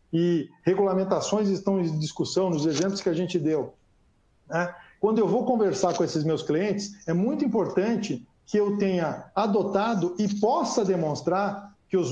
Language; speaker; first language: Portuguese; native; Portuguese